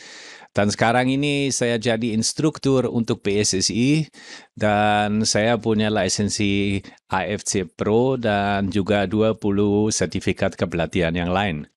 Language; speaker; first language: Indonesian; non-native, fluent; German